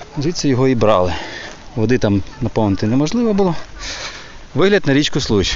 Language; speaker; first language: Ukrainian; native; Ukrainian